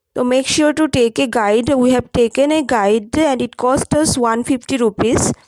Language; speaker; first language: English; non-native, local second language; Bangla